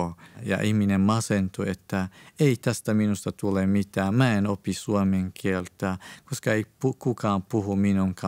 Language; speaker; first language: Finnish; non-native, fluent; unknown